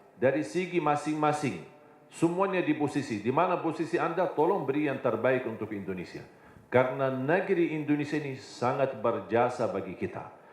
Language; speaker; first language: Indonesian; non-native, fluent; Arabic